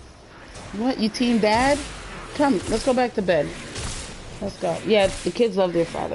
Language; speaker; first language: English; native; English